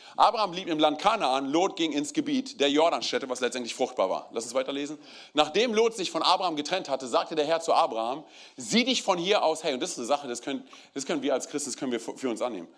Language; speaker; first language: German; early bilingual, other home language; Romanian